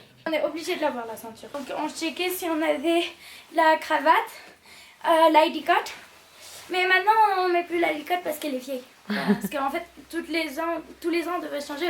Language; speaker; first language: French; early bilingual, heritage; French